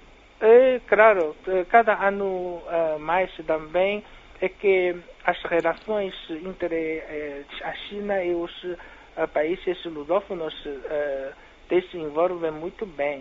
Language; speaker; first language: Portuguese; non-native, fluent; Chinese